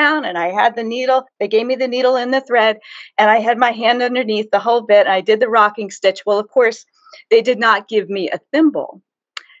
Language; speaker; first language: English; native; English